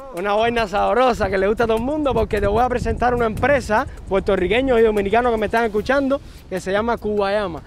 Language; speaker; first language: Spanish; native; Spanish